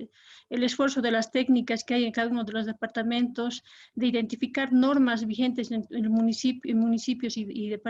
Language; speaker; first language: Spanish; native; Spanish